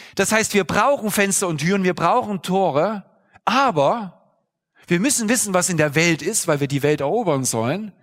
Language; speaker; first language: German; native; German